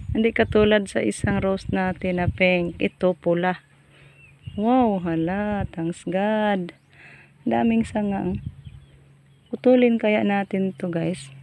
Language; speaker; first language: Filipino; non-native, local second language; Cebuano